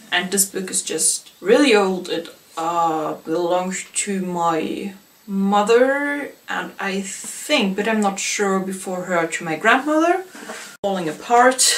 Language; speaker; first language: English; non-native, fluent; German